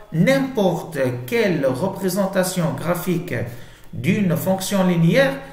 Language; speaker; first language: French; non-native, local second language; Arabic